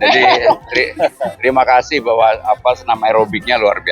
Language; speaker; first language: Indonesian; native; Indonesian